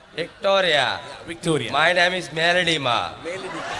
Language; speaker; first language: English; non-native, learner; Gujarati